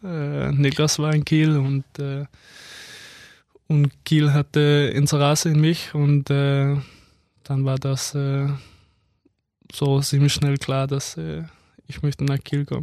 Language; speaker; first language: German; non-native, fluent; Danish